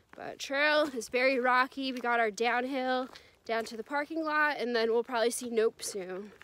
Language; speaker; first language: English; native; English